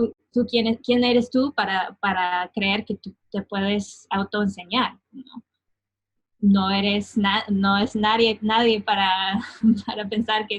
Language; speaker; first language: Spanish; non-native, fluent; English